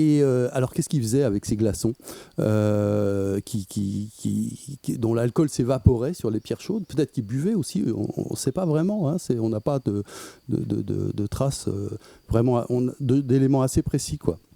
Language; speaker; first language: French; native; French